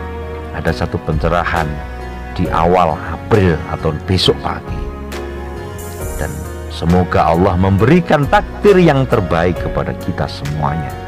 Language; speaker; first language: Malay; non-native, local second language; Javanese